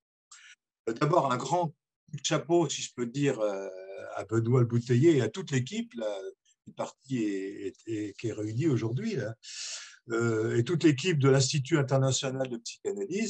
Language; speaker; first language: French; native; French